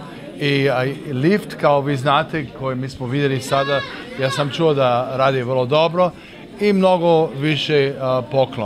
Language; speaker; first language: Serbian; early bilingual, heritage; English